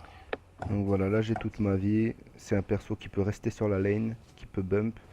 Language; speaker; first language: French; native; French